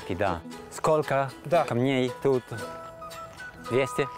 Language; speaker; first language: Russian; non-native, learner; Italian